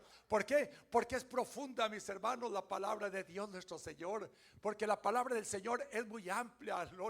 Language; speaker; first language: Spanish; native; Spanish